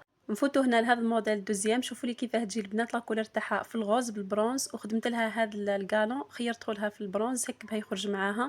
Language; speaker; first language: Arabic; native; Arabic